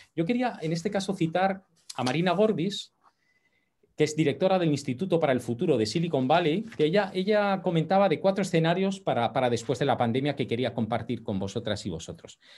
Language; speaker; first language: Spanish; native; Spanish